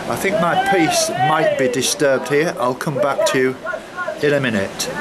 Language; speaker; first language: English; native; English